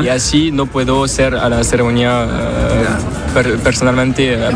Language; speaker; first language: Spanish; non-native, learner; French